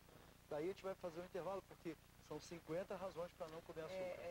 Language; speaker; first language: Portuguese; native; Portuguese